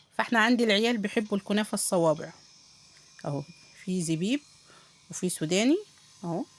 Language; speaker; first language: Arabic; native; Arabic